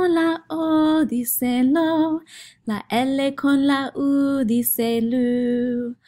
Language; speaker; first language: Spanish; non-native, fluent; English